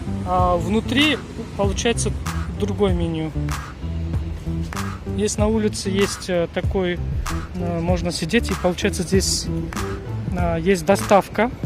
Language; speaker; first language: Russian; non-native, local second language; Kyrgyz